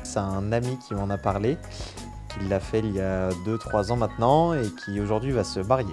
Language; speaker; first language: French; native; French